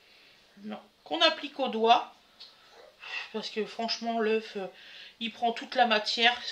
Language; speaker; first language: French; native; French